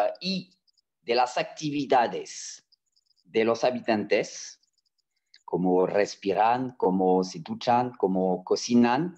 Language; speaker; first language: Spanish; non-native, fluent; French